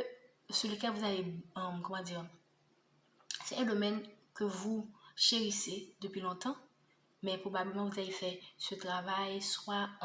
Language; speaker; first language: French; native; French